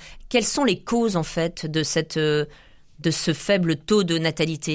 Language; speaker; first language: French; native; French